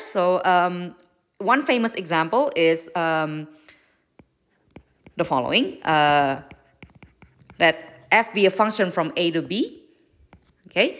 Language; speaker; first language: English; non-native, fluent; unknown